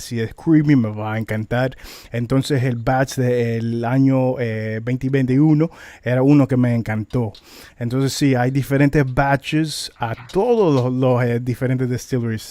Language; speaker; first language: Spanish; early bilingual, heritage; Spanish